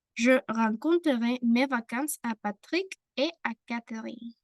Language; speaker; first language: French; non-native, learner; Spanish